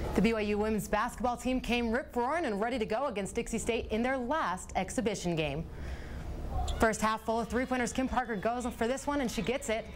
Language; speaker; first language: English; native; English